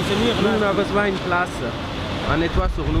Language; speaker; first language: French; non-native, learner; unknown